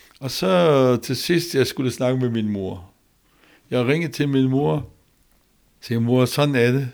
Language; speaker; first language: Danish; non-native, learner; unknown